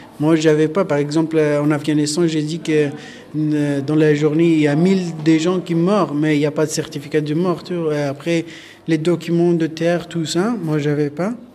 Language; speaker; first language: French; non-native, learner; Persian